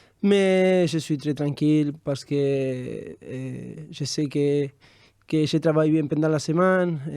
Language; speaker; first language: French; non-native, fluent; Spanish